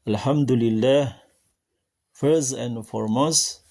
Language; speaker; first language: English; non-native, learner; Indonesian